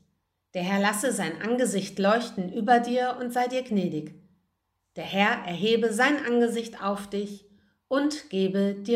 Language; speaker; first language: German; native; German